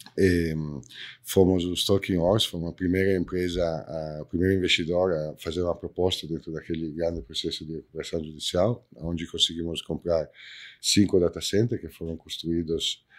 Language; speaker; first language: Portuguese; non-native, fluent; Italian